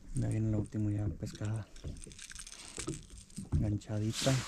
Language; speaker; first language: Spanish; native; Spanish